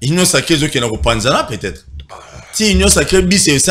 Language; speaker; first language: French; non-native, local second language; Lingala